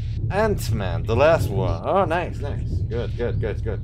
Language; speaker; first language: English; non-native, learner; Spanish